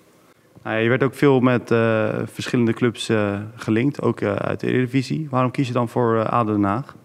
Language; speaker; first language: Dutch; native; Dutch